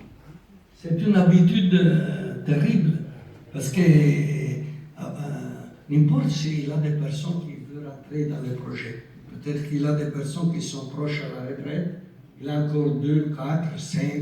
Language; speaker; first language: French; non-native, local second language; Italian